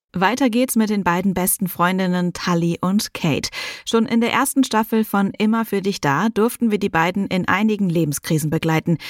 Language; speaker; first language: German; native; German